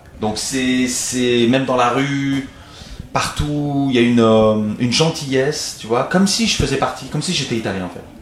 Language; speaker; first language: French; native; French